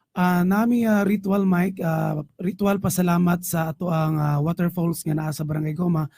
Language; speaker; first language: Cebuano; native; Cebuano